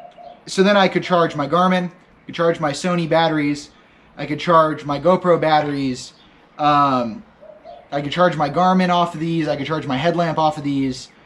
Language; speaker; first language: English; native; English